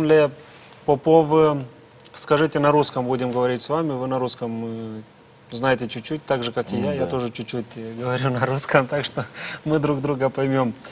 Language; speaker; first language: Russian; non-native, local second language; Romanian